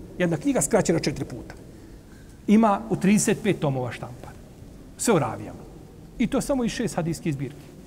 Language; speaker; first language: Bosnian; native; Bosnian